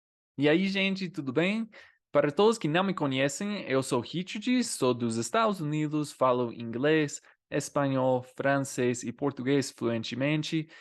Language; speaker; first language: Portuguese; non-native, fluent; English